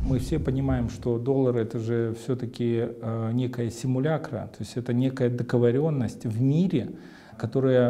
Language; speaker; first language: Russian; native; Russian